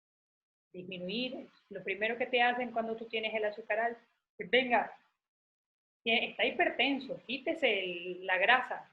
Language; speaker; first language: Spanish; native; Spanish